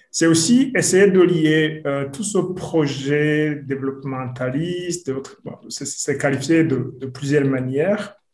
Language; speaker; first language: French; non-native, local second language; Rundi